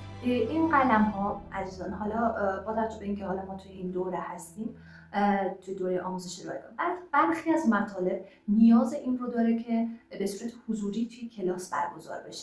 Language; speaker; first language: Persian; native; Persian